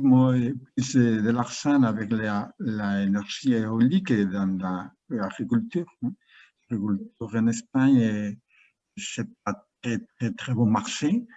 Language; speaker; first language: French; non-native, learner; Spanish